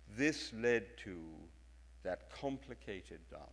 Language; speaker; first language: English; native; English